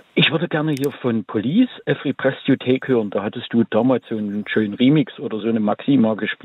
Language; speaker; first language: German; native; German